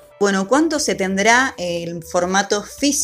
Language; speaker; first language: Spanish; native; Spanish